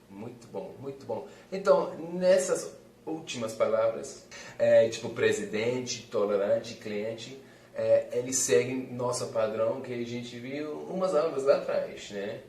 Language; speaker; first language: Portuguese; non-native, fluent; English